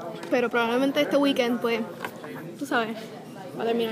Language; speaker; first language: Spanish; native; Spanish